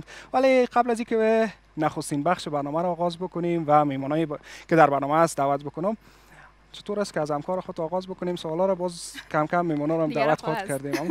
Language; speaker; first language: Persian; native; Persian